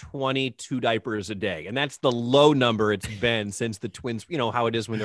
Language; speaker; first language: English; native; English